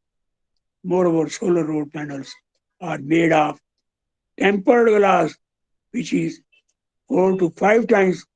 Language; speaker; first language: English; non-native, local second language; Hindi